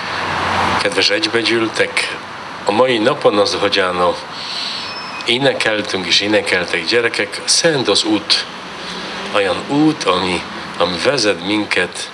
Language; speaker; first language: Hungarian; non-native, learner; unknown